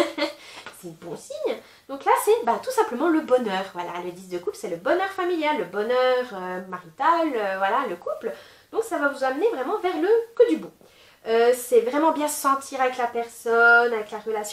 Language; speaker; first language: French; native; French